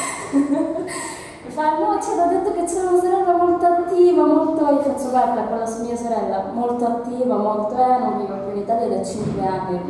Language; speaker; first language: Italian; early bilingual, other home language; Arabic